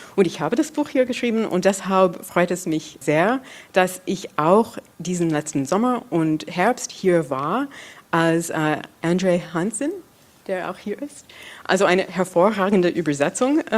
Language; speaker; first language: German; non-native, fluent; English